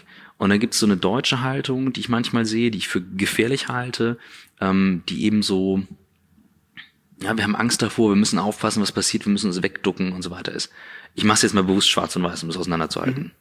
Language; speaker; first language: German; native; German